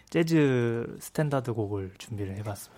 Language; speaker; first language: Korean; native; Korean